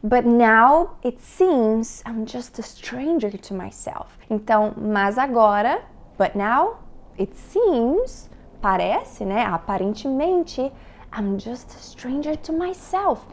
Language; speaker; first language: English; non-native, fluent; Portuguese